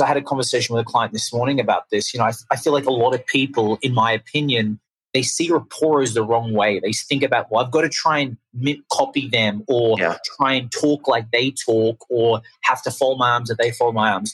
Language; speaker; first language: English; native; English